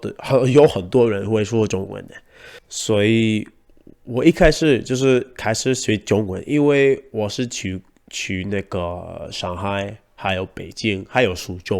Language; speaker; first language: Chinese; non-native, learner; Spanish